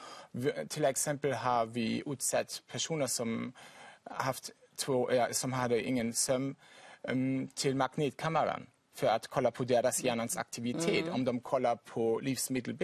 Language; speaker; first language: Swedish; non-native, fluent; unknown